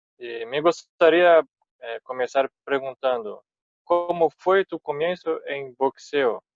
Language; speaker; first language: Spanish; non-native, fluent; Portuguese